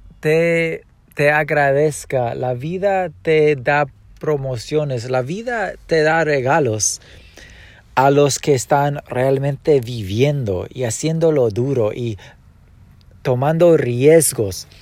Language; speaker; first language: Spanish; early bilingual, heritage; Spanish